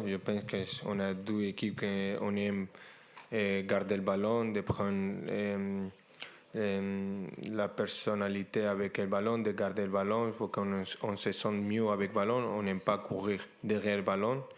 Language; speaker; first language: French; non-native, fluent; Spanish